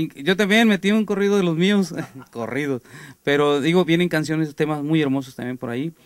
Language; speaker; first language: Spanish; native; Spanish